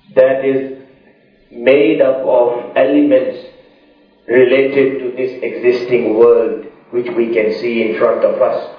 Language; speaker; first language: English; non-native, local second language; Urdu